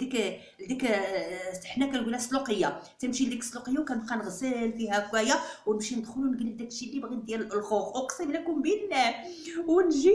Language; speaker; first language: Arabic; native; Arabic